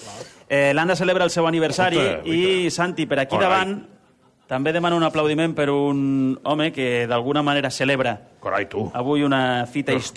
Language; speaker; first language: Catalan; native; Catalan